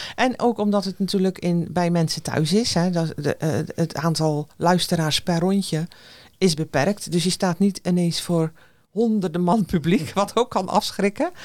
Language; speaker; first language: Dutch; native; Dutch